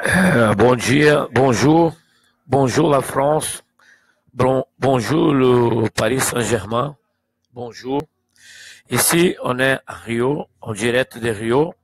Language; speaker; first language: French; non-native, learner; Portuguese